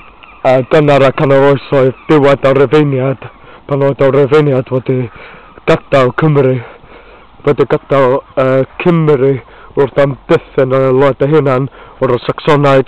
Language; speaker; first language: Welsh; non-native, learner; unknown